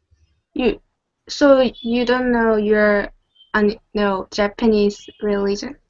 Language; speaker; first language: English; non-native, learner; Korean